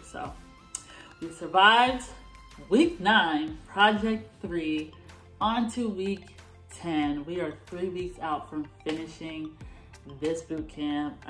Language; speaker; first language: English; native; English